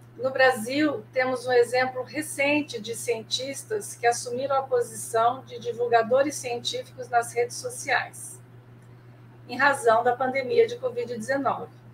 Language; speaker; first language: Portuguese; native; Portuguese